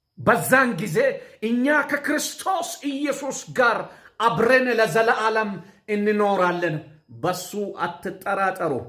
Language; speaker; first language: Amharic; non-native, local second language; Oromo